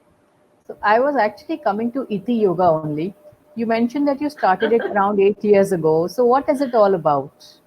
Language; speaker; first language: English; non-native, local second language; Hindi